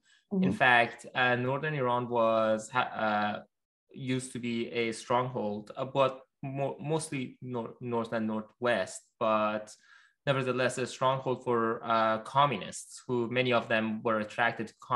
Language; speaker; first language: English; non-native, fluent; Persian